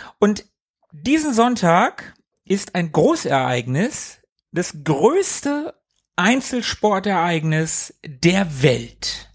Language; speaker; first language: German; native; German